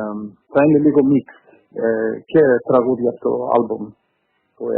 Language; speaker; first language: Greek; early bilingual, heritage; Greek